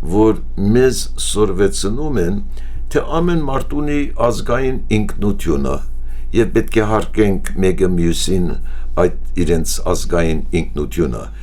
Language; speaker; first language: Armenian; early bilingual, heritage; Armenian